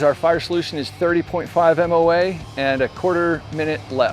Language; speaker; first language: English; native; English